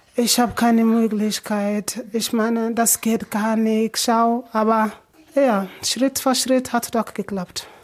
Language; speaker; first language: German; non-native, fluent; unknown